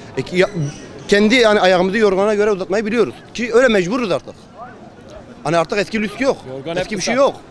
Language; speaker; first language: Turkish; native; Turkish